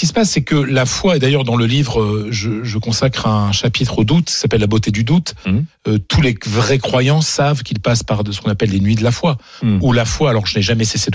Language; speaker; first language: French; native; French